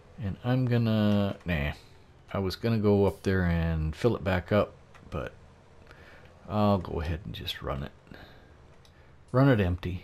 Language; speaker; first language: English; native; English